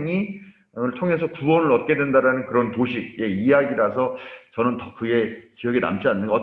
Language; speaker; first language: Korean; native; Korean